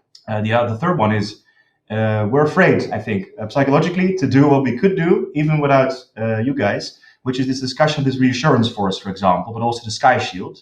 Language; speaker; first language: English; non-native, fluent; Dutch